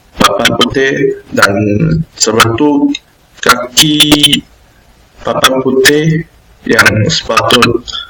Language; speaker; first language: Malay; non-native, local second language; Chinese